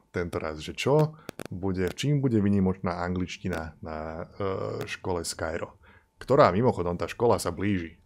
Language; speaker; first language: Slovak; native; Slovak